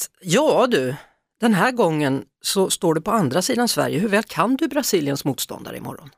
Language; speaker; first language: Swedish; native; Swedish